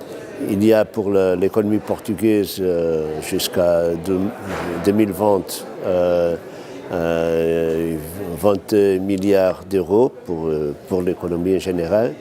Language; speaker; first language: French; non-native, fluent; Portuguese